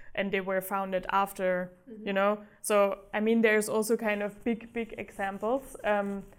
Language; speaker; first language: English; non-native, fluent; German